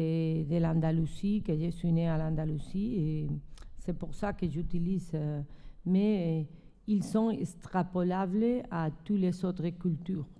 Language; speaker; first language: French; non-native, learner; Spanish